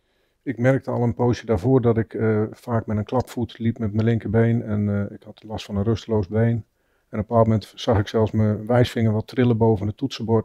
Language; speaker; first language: Dutch; native; Dutch